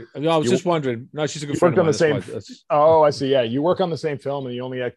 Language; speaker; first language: English; native; English